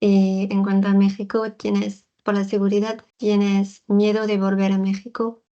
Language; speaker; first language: Spanish; non-native, fluent; French